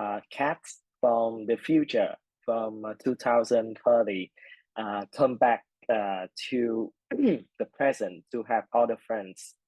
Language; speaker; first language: English; non-native, fluent; Vietnamese